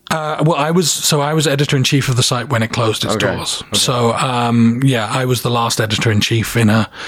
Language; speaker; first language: English; native; English